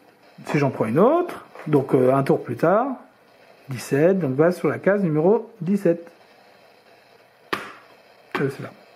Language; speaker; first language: French; native; French